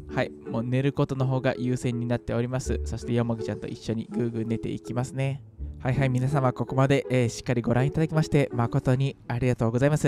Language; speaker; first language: Japanese; native; Japanese